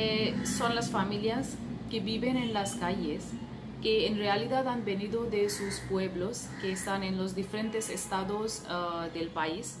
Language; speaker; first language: Spanish; non-native, fluent; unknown